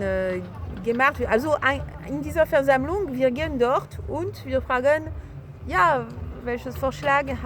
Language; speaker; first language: German; non-native, fluent; French